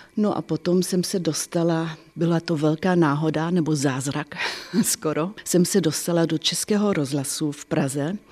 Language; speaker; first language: Czech; non-native, fluent; German